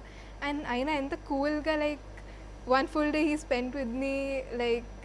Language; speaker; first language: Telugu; non-native, fluent; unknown